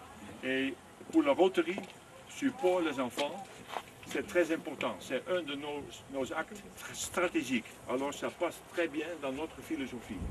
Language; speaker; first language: French; non-native, fluent; Dutch